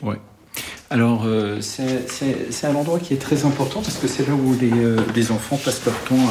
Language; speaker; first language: French; native; French